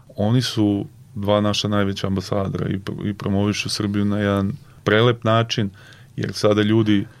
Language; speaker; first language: Serbian; native; Serbian